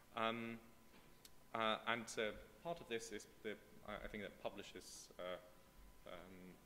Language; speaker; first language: English; non-native, fluent; German